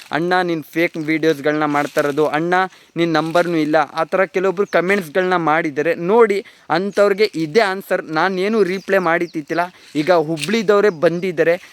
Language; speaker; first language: Kannada; native; Kannada